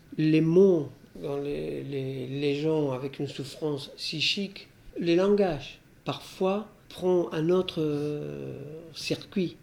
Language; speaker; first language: French; non-native, fluent; Spanish